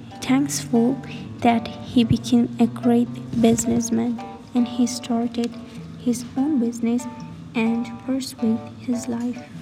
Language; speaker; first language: English; non-native, learner; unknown